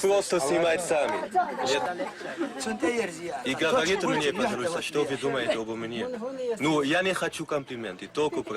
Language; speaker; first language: Russian; non-native, local second language; Chechen